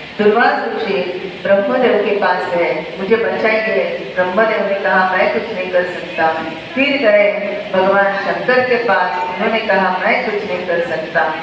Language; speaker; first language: Hindi; non-native, local second language; Marathi